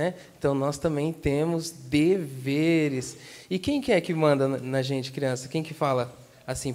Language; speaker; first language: Portuguese; native; Portuguese